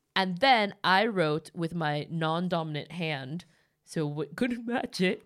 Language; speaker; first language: English; native; English